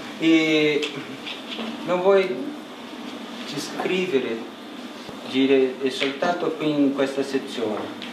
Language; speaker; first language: Italian; non-native, learner; Portuguese